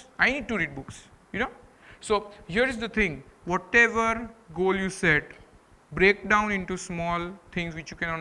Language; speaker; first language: English; non-native, local second language; Gujarati